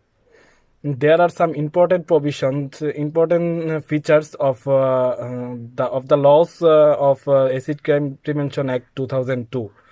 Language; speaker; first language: English; non-native, learner; Bangla